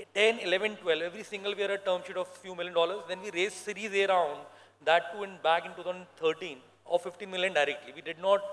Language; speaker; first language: English; non-native, local second language; Hindi